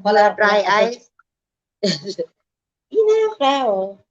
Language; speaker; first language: English; non-native, learner; Thai